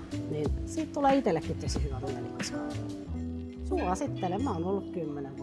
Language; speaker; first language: Finnish; native; Finnish